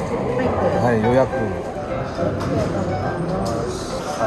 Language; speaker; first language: Japanese; non-native, learner; Korean